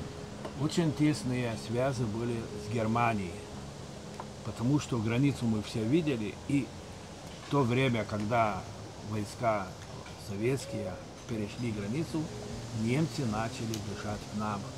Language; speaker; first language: Russian; non-native, local second language; Lithuanian